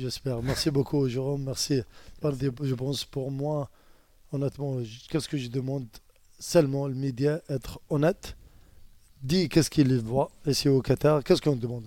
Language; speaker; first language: French; non-native, learner; Arabic